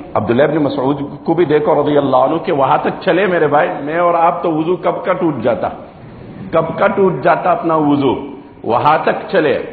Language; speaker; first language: Urdu; non-native, local second language; Gujarati